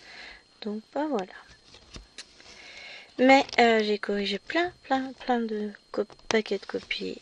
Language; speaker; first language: French; native; French